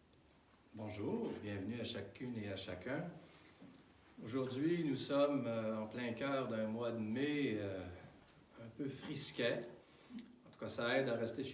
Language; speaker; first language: French; native; French